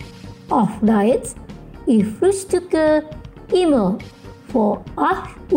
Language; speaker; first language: German; non-native, fluent; Indonesian